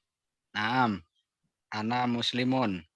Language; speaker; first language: Arabic; non-native, learner; Indonesian